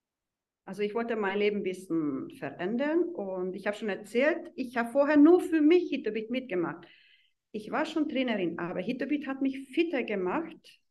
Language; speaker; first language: German; non-native, fluent; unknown